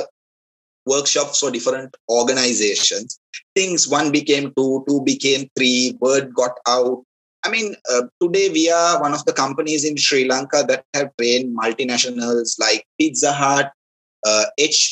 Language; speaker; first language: English; non-native, local second language; Sinhala